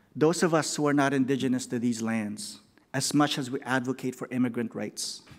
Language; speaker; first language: English; non-native, local second language; Filipino